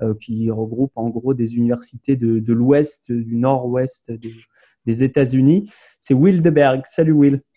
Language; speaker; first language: French; native; French